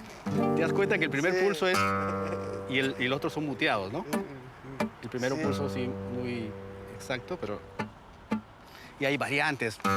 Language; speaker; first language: Spanish; native; Spanish